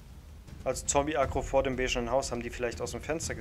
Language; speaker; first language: German; native; German